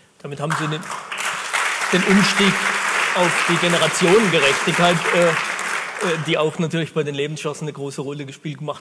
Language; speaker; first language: German; native; German